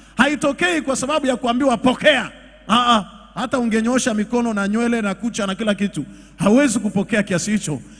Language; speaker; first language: Swahili; native; Swahili